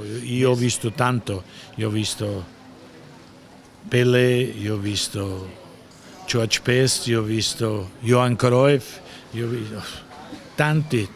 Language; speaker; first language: Italian; non-native, learner; German